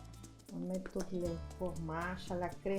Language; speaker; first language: French; non-native, fluent; Spanish